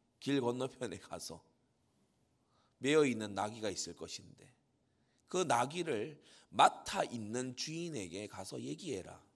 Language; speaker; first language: Korean; native; Korean